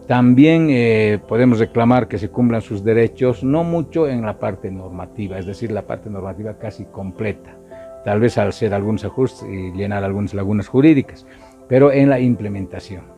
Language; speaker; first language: Spanish; native; Spanish